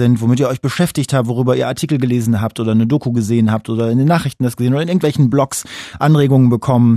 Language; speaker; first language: German; native; German